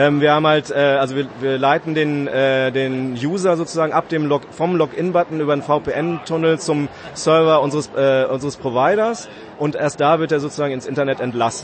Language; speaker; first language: German; native; German